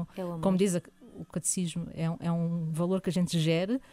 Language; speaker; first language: Portuguese; native; Portuguese